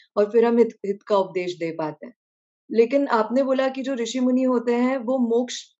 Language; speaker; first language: Hindi; native; Hindi